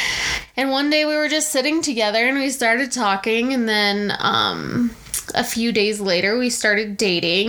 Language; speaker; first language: English; native; English